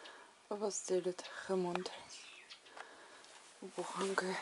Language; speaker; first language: Russian; non-native, learner; German